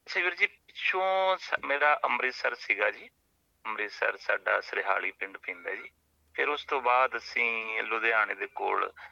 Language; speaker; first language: Punjabi; native; Punjabi